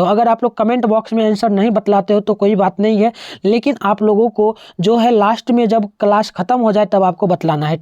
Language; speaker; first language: Hindi; native; Hindi